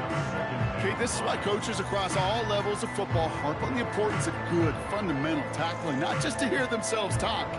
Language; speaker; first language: English; native; English